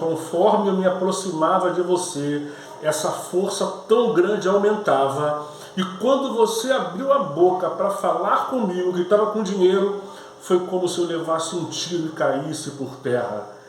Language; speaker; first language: Portuguese; native; Portuguese